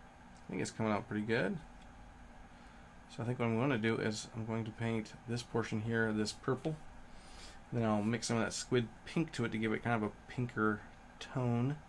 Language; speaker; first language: English; native; English